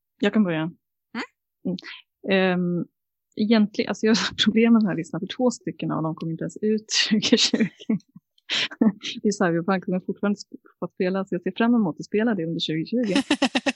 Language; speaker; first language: Swedish; native; Swedish